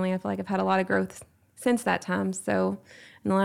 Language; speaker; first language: English; native; English